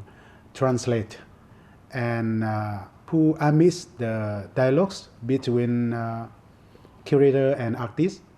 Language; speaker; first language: English; non-native, fluent; Vietnamese